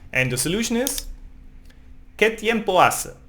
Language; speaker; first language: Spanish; non-native, fluent; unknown